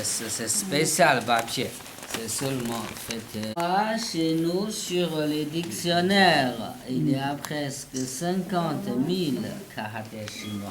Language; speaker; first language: French; non-native, learner; Chinese